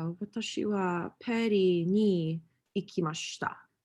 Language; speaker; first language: Japanese; non-native, learner; English